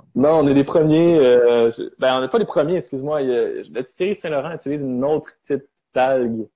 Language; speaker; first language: French; native; French